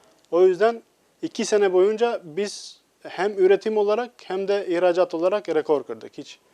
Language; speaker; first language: Turkish; non-native, fluent; Albanian